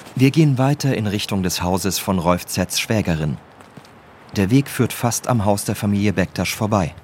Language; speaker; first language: German; native; German